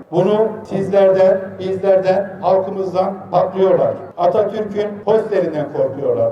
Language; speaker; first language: Turkish; native; Turkish